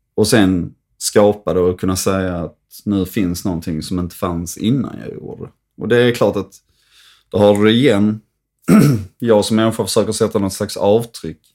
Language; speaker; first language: Swedish; native; Swedish